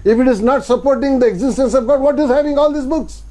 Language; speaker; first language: English; non-native, local second language; Kannada